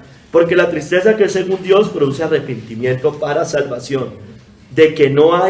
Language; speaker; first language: Spanish; native; Spanish